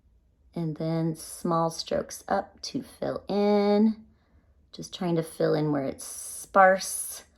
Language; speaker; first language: English; native; English